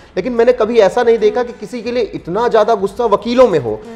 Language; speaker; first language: Hindi; native; Hindi